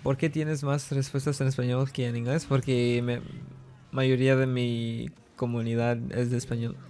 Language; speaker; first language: Spanish; early bilingual, heritage; Spanish